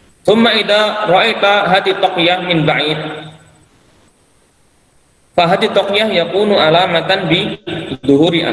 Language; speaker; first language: Arabic; non-native, fluent; Indonesian